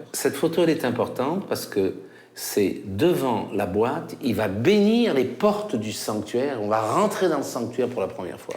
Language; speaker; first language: French; native; French